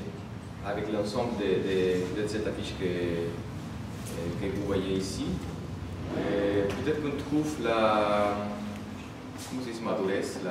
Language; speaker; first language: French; non-native, fluent; Spanish